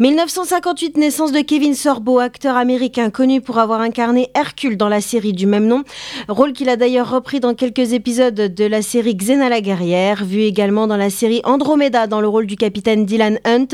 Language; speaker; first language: French; native; French